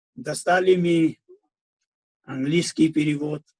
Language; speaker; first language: Russian; non-native, fluent; Hindi